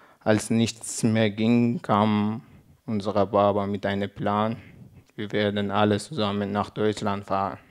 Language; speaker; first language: German; non-native, learner; Persian